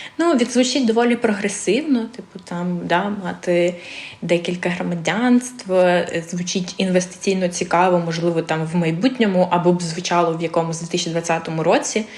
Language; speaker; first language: Ukrainian; early bilingual, other home language; Armenian